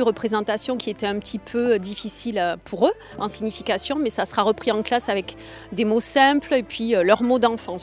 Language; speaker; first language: French; native; French